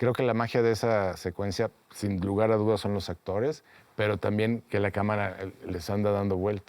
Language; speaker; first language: Spanish; native; Spanish